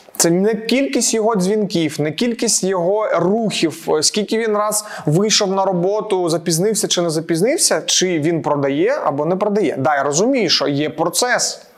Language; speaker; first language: Ukrainian; non-native, local second language; Russian